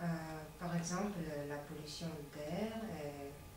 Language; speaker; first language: French; non-native, learner; Latvian